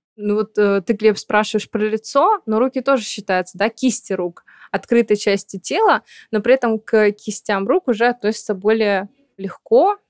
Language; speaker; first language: Russian; native; Russian